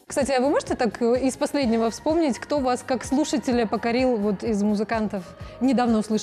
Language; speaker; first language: Russian; native; Russian